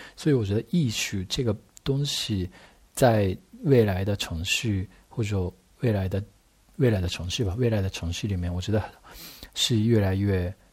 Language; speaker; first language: Chinese; non-native, fluent; Japanese